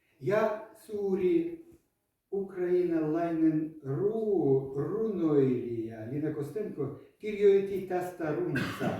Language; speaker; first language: Finnish; non-native, learner; Ukrainian